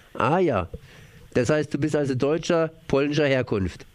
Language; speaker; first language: German; native; German